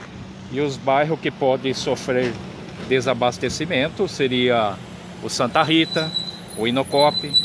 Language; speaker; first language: Portuguese; native; Portuguese